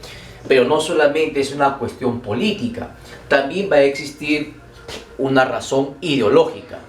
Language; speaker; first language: Spanish; native; Spanish